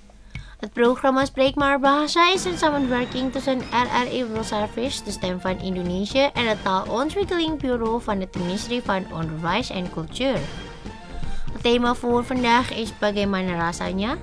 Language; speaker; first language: Dutch; non-native, learner; Indonesian